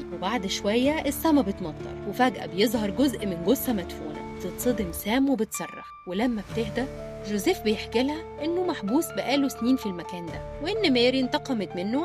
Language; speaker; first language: Arabic; native; Arabic